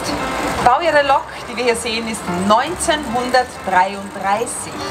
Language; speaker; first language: German; native; German